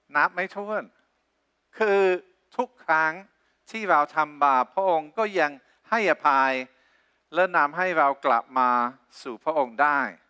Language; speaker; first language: Thai; non-native, fluent; English